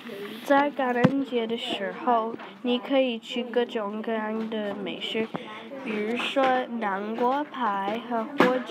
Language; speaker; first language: Chinese; non-native, learner; English